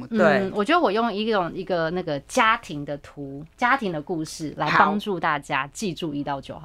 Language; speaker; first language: Chinese; native; Chinese